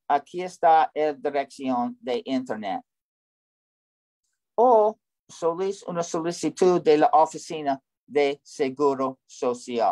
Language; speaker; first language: Spanish; non-native, learner; English